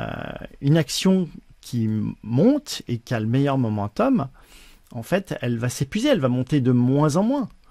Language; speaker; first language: French; native; French